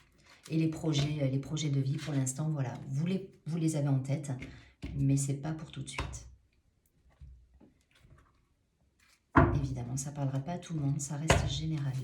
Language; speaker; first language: French; native; French